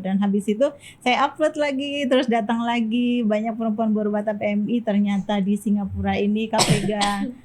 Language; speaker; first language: Indonesian; native; Indonesian